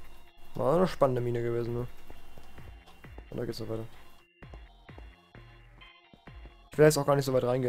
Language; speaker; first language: German; native; German